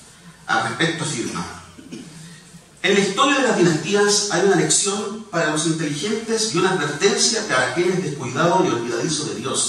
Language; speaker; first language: Spanish; native; Spanish